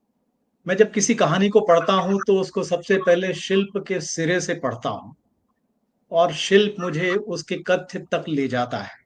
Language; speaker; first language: Hindi; native; Hindi